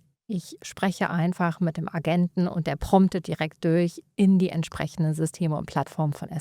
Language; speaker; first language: German; native; German